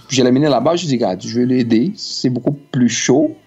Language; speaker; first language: French; native; French